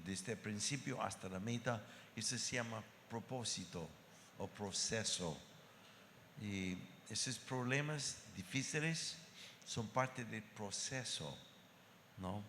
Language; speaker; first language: Spanish; non-native, fluent; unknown